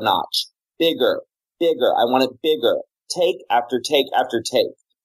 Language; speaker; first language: English; native; English